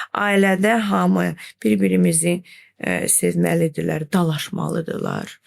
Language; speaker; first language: Azerbaijani; non-native, fluent; Russian